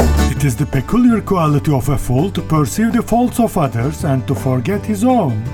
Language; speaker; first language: English; non-native, fluent; Turkish